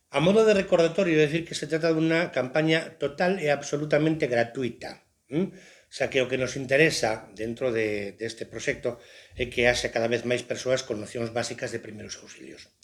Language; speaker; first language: Galician; non-native, local second language; Spanish